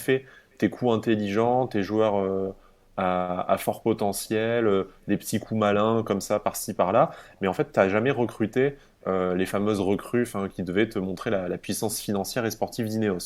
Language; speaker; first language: French; native; French